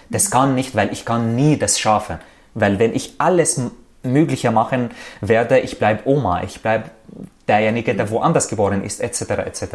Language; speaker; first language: German; non-native, fluent; Arabic